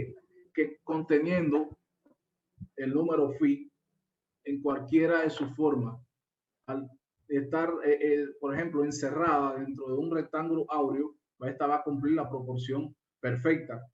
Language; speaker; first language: Spanish; native; Spanish